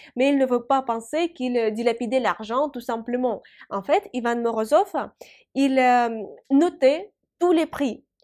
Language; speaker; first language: French; non-native, fluent; Russian